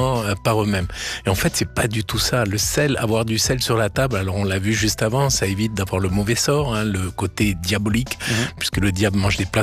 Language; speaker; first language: French; native; French